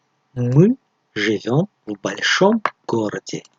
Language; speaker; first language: Russian; non-native, fluent; Tajik